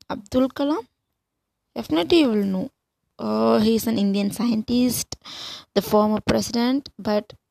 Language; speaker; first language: English; non-native, local second language; Tamil